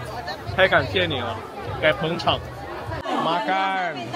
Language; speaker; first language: Chinese; non-native, fluent; Indonesian